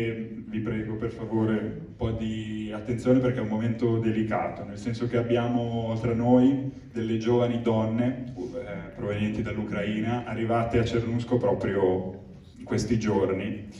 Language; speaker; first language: Italian; native; Italian